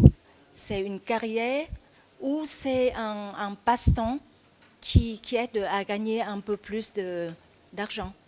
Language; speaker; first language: French; non-native, fluent; Vietnamese